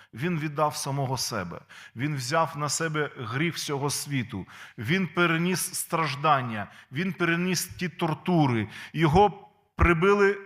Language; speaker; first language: Ukrainian; non-native, local second language; Russian